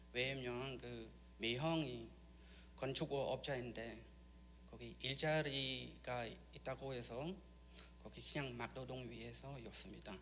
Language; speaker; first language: Korean; non-native, learner; Khmer